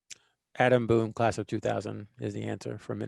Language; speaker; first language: English; native; English